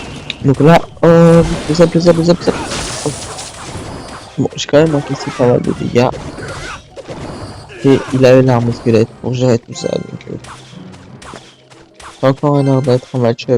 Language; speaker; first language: French; native; French